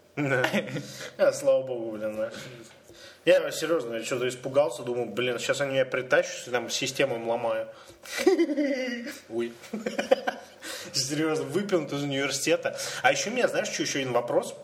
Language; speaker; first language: Russian; native; Russian